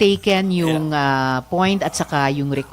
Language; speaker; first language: Filipino; native; Filipino